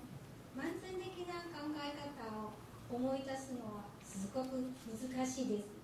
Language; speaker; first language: Japanese; non-native, fluent; Chinese